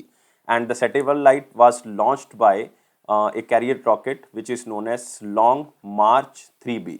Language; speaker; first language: English; non-native, local second language; Hindi